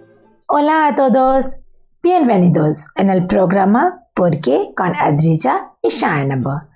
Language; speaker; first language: Spanish; non-native, learner; Bangla